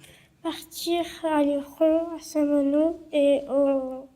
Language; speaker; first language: French; non-native, learner; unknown